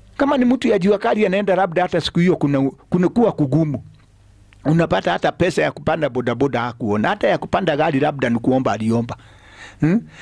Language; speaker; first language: Swahili; non-native, local second language; Kikuyu